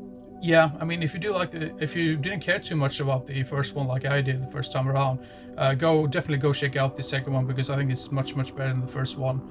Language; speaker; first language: English; non-native, fluent; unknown